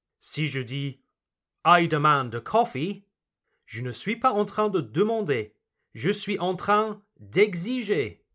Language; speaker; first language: French; non-native, fluent; English